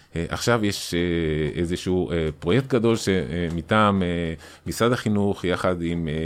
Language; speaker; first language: Hebrew; non-native, fluent; Spanish